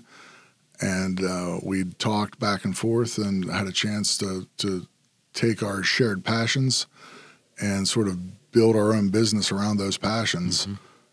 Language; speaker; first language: English; native; English